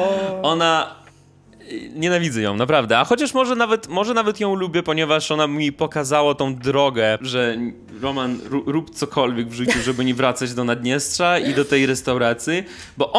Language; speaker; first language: Polish; non-native, fluent; Russian